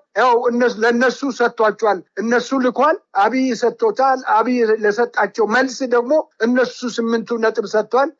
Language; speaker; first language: Amharic; native; Amharic